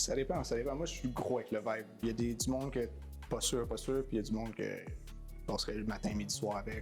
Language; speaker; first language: French; native; French